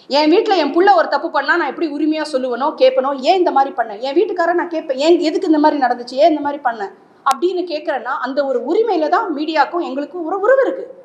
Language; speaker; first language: Tamil; native; Tamil